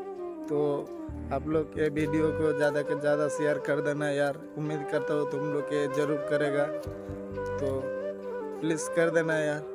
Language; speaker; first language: Hindi; non-native, local second language; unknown